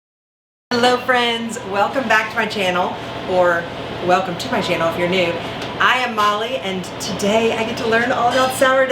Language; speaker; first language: English; native; English